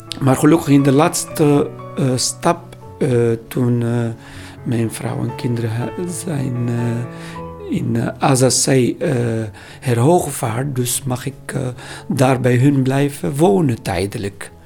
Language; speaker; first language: Dutch; non-native, learner; Arabic